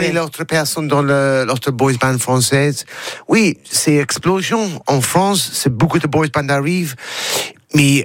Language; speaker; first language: French; non-native, learner; English